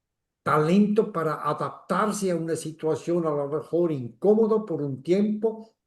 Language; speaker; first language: Spanish; non-native, fluent; German